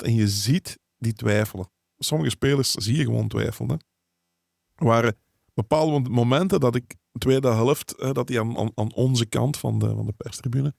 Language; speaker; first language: Dutch; native; Dutch